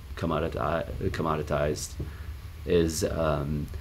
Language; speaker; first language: English; native; English